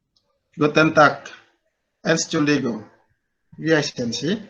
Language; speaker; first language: German; non-native, learner; Indonesian